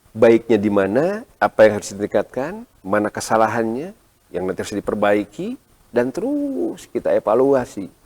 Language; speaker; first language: Indonesian; non-native, local second language; Sundanese